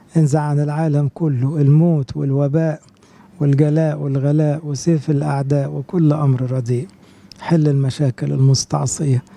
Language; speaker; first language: Arabic; native; Arabic